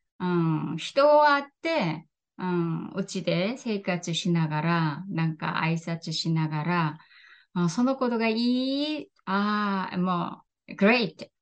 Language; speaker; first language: Japanese; non-native, fluent; Korean